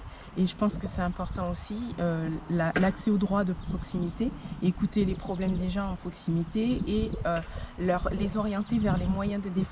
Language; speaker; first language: French; native; French